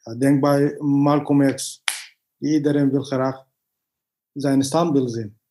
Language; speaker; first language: Dutch; non-native, learner; Arabic